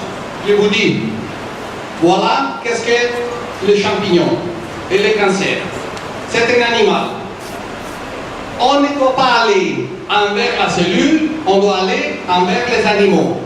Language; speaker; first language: French; non-native, fluent; Italian